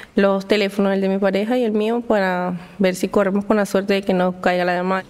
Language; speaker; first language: Spanish; native; Spanish